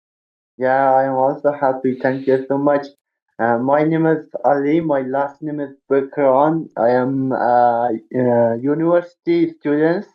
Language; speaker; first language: English; non-native, learner; Persian